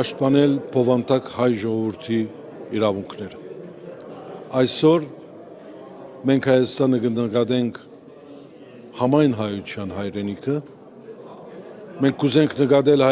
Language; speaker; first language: Armenian; early bilingual, heritage; Armenian